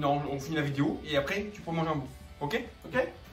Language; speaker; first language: French; native; French